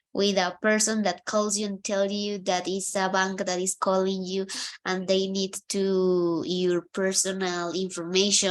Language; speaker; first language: English; non-native, fluent; Spanish